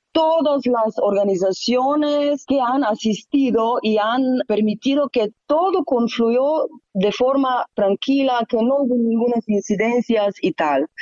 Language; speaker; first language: Spanish; non-native, fluent; Slovenian